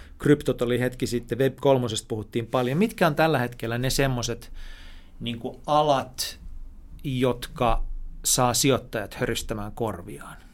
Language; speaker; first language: Finnish; native; Finnish